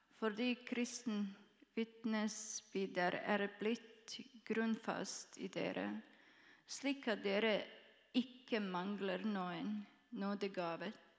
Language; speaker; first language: Norwegian; non-native, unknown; Croatian